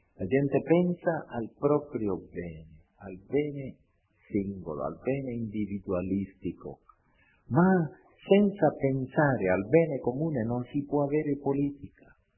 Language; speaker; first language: Italian; non-native, fluent; Spanish